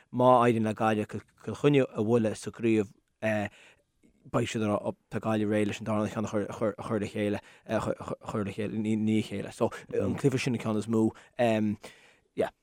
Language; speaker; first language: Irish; non-native, local second language; English